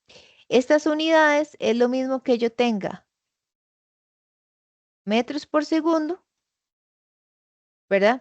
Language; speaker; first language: Spanish; native; Spanish